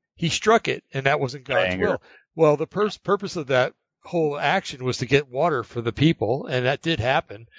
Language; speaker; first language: English; native; English